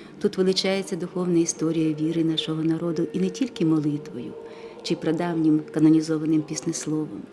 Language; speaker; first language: Ukrainian; native; Ukrainian